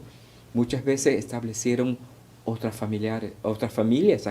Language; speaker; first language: Spanish; early bilingual, heritage; Spanish